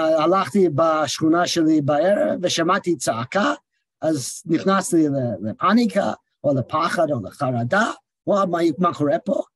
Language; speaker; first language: Hebrew; non-native, fluent; English